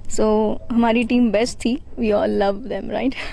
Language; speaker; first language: Hindi; non-native, local second language; Marathi